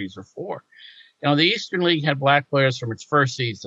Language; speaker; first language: English; native; English